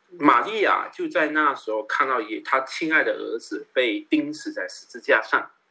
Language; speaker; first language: Chinese; native; Chinese